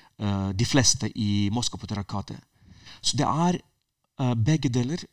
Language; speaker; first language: Norwegian; non-native, fluent; Ukrainian